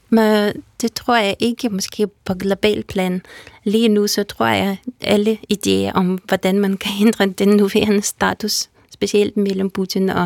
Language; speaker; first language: Danish; non-native, fluent; Russian